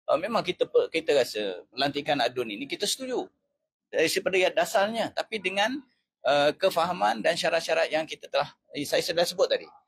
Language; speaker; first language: Malay; native; Malay